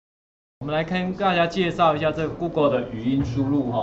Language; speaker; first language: Chinese; native; Chinese